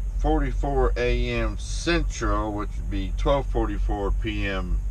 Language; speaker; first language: English; native; English